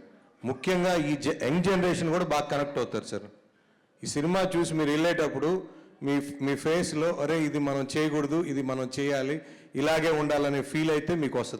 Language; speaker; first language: Telugu; native; Telugu